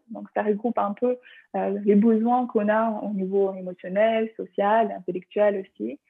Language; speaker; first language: French; non-native, fluent; Ukrainian